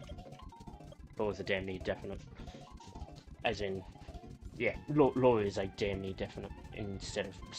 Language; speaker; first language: English; native; English